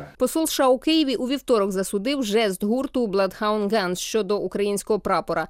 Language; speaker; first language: Ukrainian; native; Ukrainian